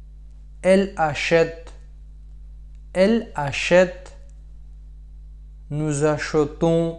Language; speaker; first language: French; non-native, fluent; Pashto